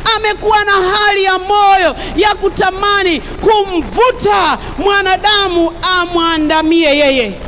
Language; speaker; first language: Swahili; native; Swahili